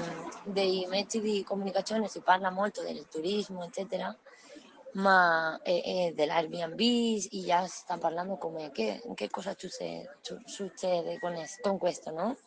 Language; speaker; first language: Italian; non-native, learner; Spanish